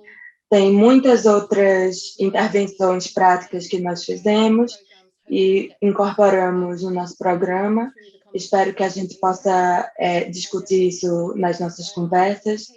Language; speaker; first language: Portuguese; non-native, fluent; English